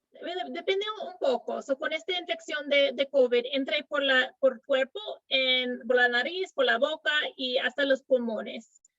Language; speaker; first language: Spanish; non-native, fluent; English